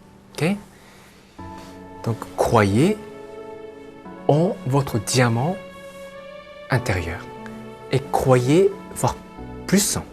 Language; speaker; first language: French; non-native, fluent; Japanese